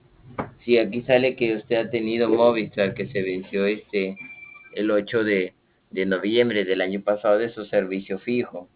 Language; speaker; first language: Spanish; native; Spanish